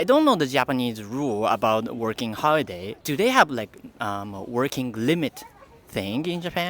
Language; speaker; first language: English; non-native, fluent; Japanese